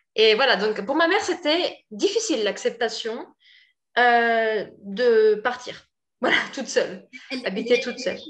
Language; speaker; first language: French; native; French